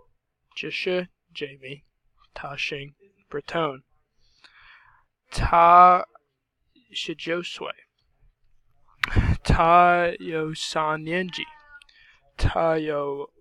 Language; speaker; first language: Chinese; non-native, learner; English